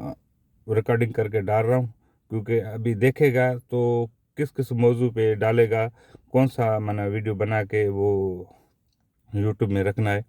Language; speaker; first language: Hindi; non-native, local second language; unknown